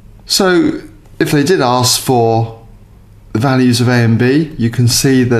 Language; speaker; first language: English; native; English